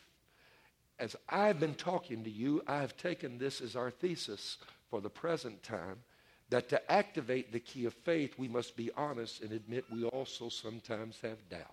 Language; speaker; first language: English; native; English